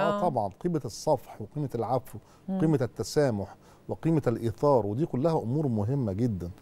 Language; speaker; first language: Arabic; native; Arabic